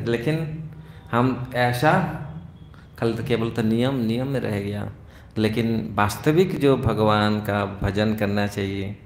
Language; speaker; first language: Hindi; non-native, local second language; Odia